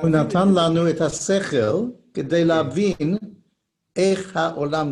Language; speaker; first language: Hebrew; non-native, learner; English